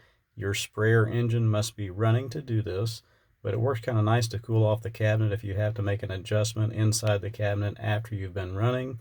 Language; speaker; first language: English; native; English